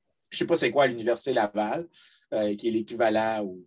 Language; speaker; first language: French; native; French